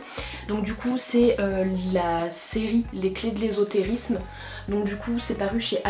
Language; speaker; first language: French; native; French